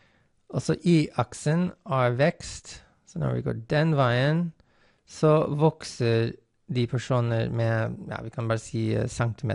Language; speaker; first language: Norwegian; non-native, fluent; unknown